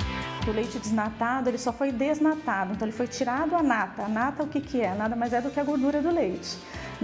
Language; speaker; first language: Portuguese; native; Portuguese